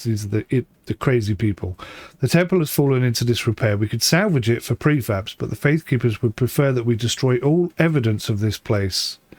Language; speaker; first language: English; native; English